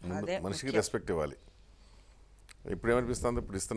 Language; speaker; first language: Telugu; native; Telugu